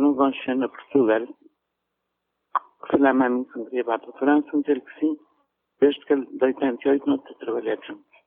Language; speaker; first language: English; non-native, fluent; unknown